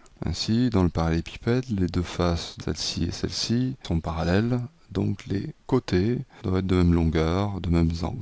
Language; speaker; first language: French; native; French